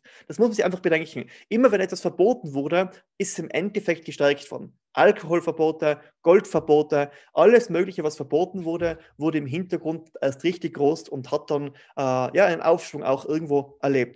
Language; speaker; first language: German; native; German